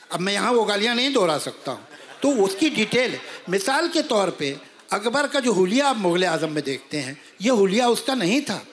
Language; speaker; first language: Hindi; native; Hindi